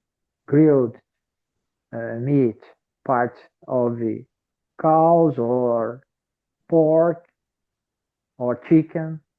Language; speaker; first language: English; non-native, learner; Portuguese